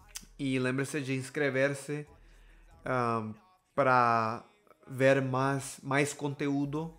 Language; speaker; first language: Portuguese; non-native, learner; Spanish